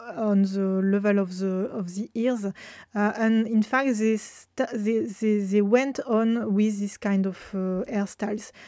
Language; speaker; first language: English; non-native, fluent; French